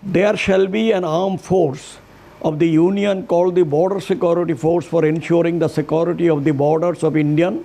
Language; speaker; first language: English; non-native, local second language; Bangla